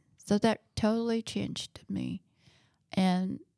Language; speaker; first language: English; non-native, fluent; Chinese